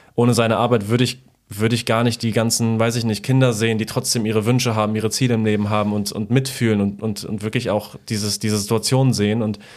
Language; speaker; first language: German; early bilingual, other home language; Polish